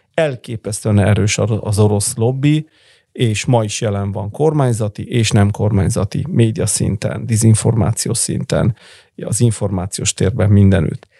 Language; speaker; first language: Hungarian; early bilingual, heritage; Italian